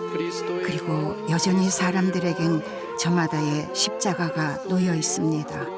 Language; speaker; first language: Korean; native; Korean